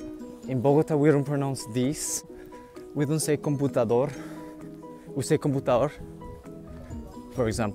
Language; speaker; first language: English; non-native, fluent; Spanish